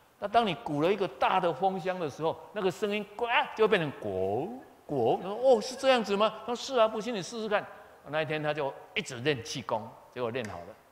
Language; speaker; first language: Chinese; native; Chinese